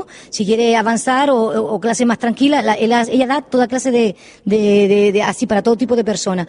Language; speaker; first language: Spanish; native; Spanish